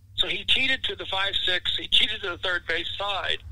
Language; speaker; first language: English; native; English